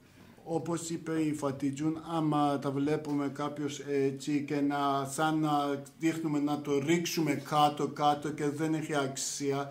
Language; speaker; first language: Greek; non-native, learner; Persian